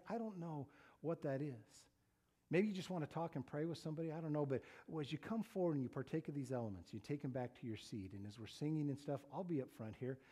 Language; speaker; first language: English; native; English